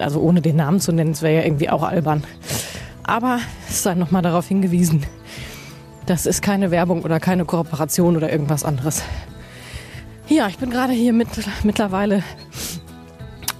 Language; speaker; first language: German; native; German